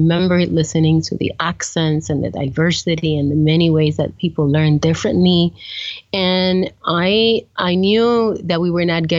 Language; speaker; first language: English; early bilingual, other home language; Spanish